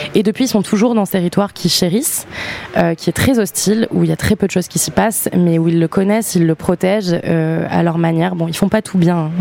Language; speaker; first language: French; native; French